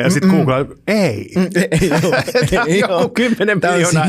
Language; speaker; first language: Finnish; native; Finnish